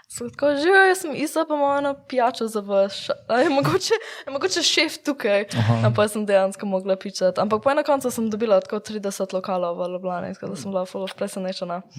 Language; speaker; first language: Slovenian; early bilingual, heritage; Slovenian